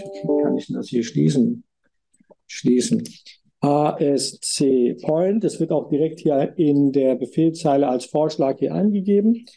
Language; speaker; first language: German; native; German